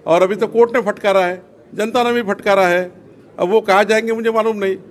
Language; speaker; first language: Hindi; non-native, local second language; Marathi